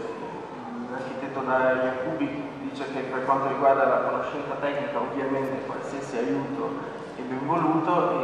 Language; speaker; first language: Italian; native; Italian